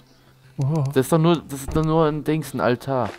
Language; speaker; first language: German; native; German